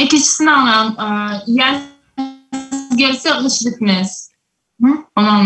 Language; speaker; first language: Turkish; non-native, learner; Kumyk